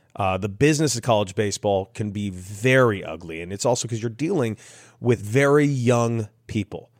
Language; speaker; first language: English; native; English